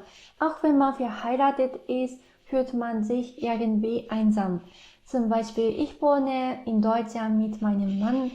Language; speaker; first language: German; non-native, fluent; Japanese